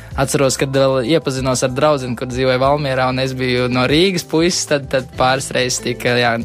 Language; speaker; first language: Latvian; native; Latvian